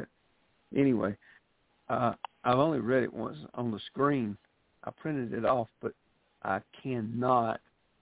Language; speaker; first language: English; native; English